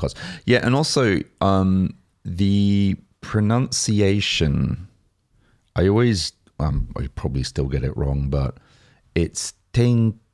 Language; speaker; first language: English; native; English